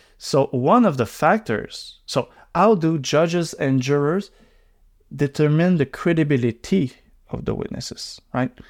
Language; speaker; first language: English; non-native, local second language; French